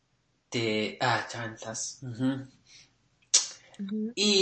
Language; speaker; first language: Spanish; non-native, learner; English